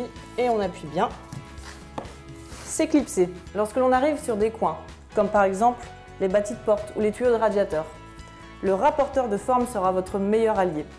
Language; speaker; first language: French; native; French